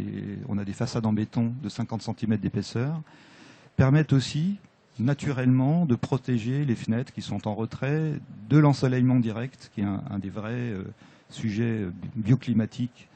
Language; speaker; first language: French; native; French